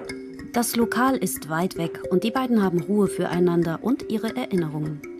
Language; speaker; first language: German; native; German